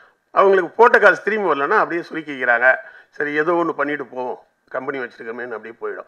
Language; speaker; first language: Tamil; native; Tamil